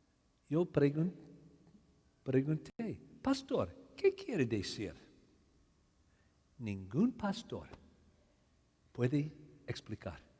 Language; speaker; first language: Spanish; non-native, learner; English